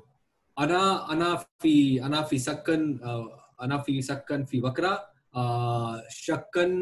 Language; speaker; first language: Arabic; non-native, learner; Hindi